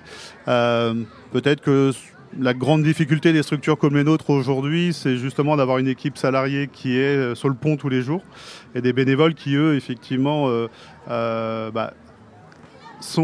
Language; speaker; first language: French; native; French